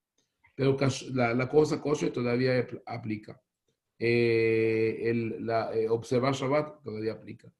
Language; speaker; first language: Spanish; non-native, fluent; Hebrew